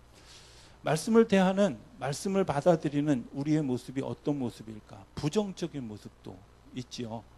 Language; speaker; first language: Korean; native; Korean